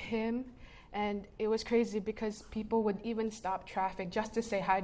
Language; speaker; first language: English; early bilingual, other home language; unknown